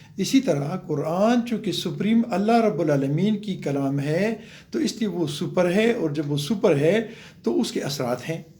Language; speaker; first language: Urdu; non-native, local second language; Pashto